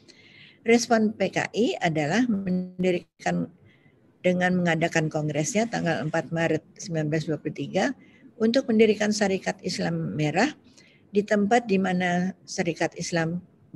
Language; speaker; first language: Indonesian; native; Indonesian